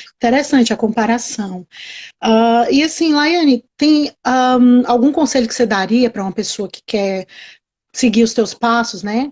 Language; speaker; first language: Portuguese; native; Portuguese